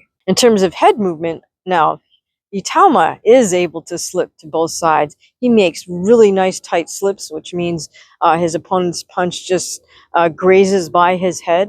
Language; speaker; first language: English; native; English